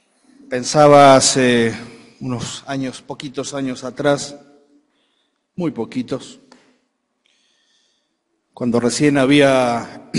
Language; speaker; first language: Spanish; native; Spanish